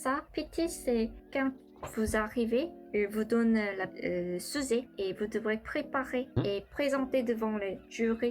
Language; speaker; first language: French; non-native, learner; Korean